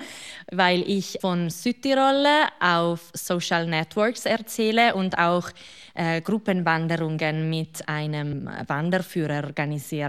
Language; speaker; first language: German; non-native, fluent; Italian